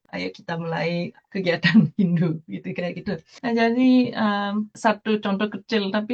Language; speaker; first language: Indonesian; non-native, fluent; Japanese